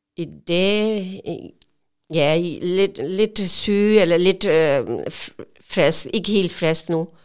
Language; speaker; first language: Danish; non-native, learner; Urdu